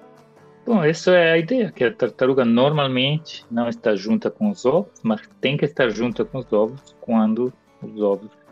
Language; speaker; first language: Portuguese; non-native, fluent; Italian